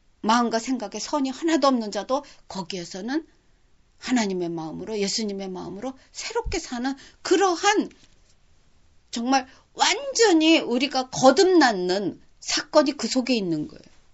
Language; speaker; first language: Korean; native; Korean